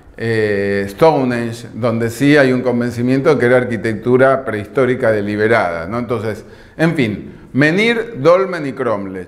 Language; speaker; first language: Spanish; native; Spanish